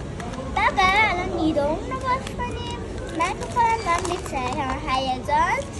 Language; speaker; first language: Persian; native; Persian